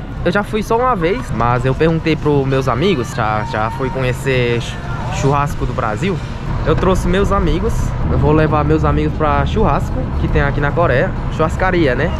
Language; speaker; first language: Portuguese; non-native, fluent; Korean